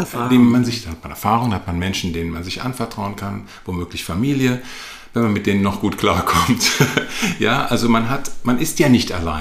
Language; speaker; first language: German; native; German